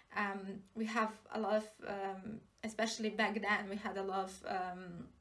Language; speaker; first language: English; non-native, fluent; Serbian